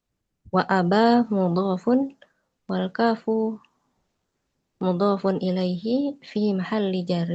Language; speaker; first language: Arabic; non-native, learner; Indonesian